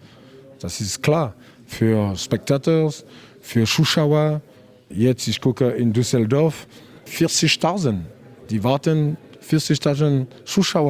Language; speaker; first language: German; non-native, learner; French